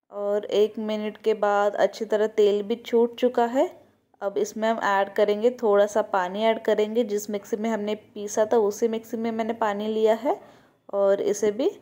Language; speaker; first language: Hindi; non-native, local second language; Marathi